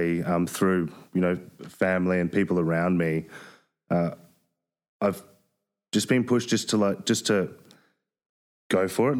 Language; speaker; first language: English; native; English